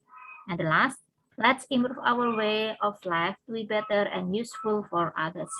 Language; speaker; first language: English; non-native, learner; Indonesian